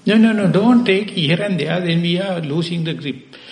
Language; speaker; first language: English; non-native, local second language; Sinhala